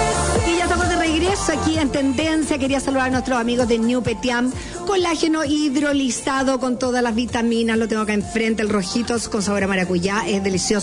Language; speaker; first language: Spanish; native; Spanish